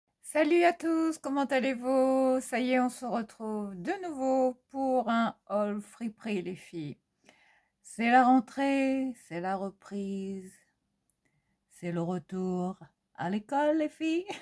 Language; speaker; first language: French; native; French